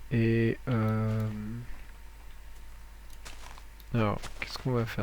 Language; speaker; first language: French; native; French